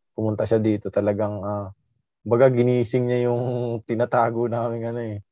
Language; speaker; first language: Filipino; native; Filipino